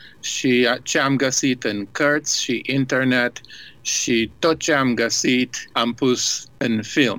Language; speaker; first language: Romanian; early bilingual, heritage; Romanian